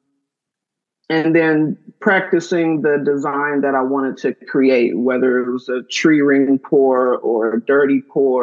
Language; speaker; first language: English; native; English